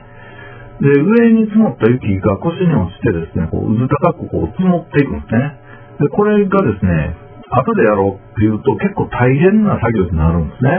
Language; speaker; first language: Japanese; native; Japanese